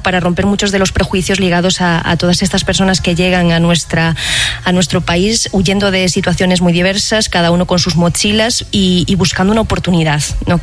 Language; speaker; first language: Spanish; native; Spanish